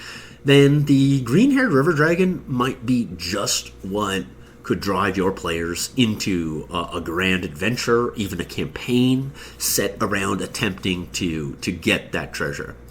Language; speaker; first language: English; native; English